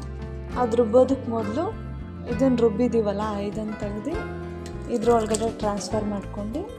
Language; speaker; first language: Kannada; native; Kannada